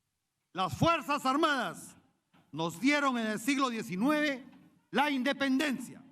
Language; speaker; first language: Spanish; native; Spanish